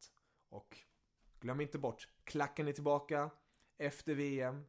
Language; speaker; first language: Swedish; early bilingual, other home language; German